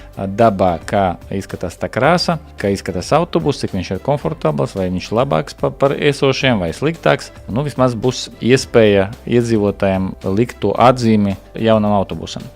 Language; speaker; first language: Latvian; non-native, local second language; Russian